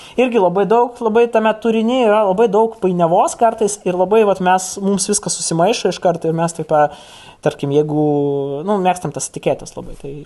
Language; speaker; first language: Lithuanian; non-native, local second language; Russian